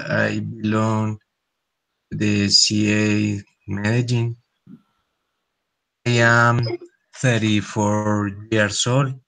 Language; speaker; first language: English; non-native, learner; Spanish